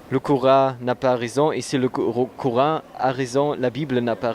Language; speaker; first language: French; non-native, learner; German